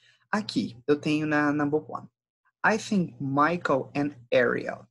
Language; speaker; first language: English; non-native, fluent; Portuguese